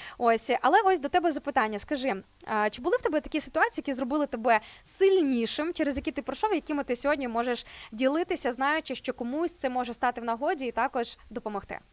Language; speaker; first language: Ukrainian; native; Ukrainian